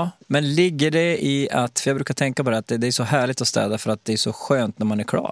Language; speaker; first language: Swedish; native; Swedish